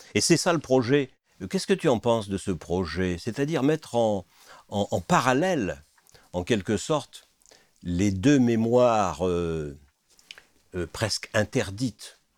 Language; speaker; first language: French; native; French